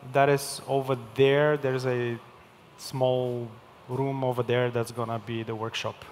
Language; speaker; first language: English; non-native, fluent; Bulgarian